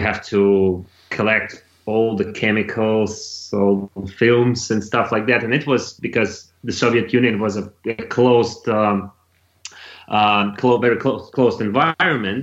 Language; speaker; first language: English; non-native, fluent; Russian